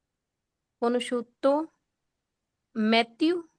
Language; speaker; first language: Italian; non-native, learner; Punjabi